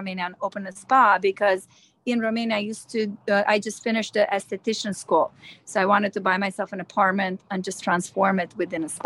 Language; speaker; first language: English; non-native, fluent; Romanian